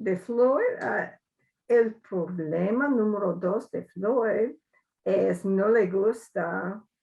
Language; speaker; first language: Spanish; non-native, learner; English